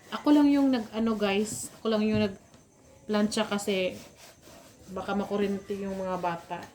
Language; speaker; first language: Filipino; native; Filipino